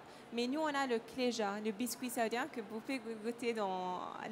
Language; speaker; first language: French; non-native, learner; Arabic